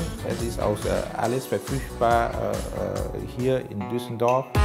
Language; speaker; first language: German; non-native, fluent; Vietnamese